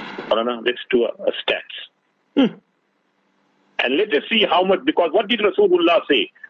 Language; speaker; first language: English; native; English